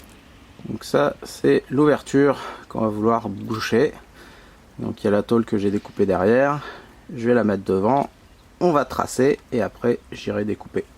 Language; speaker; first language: French; native; French